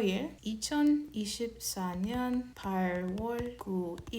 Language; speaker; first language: Korean; non-native, learner; English